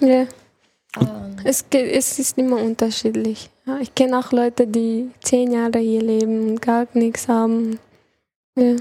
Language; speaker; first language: German; early bilingual, other home language; Chechen